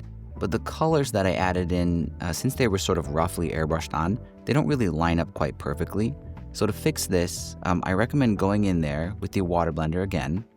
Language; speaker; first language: English; native; English